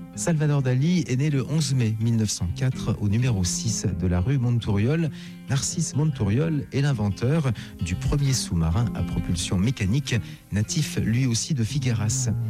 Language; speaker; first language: French; native; French